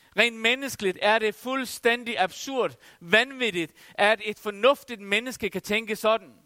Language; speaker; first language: Danish; non-native, local second language; Faroese